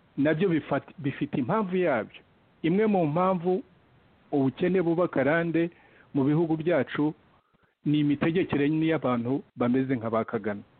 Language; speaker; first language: Kinyarwanda; early bilingual, heritage; Kinyarwanda